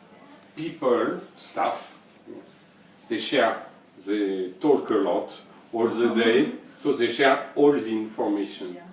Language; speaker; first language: English; non-native, learner; French